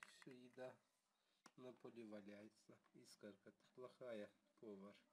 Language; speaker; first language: Russian; early bilingual, heritage; Russian